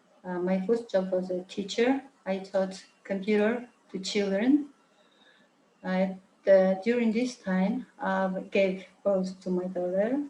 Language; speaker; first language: English; non-native, learner; Mongolian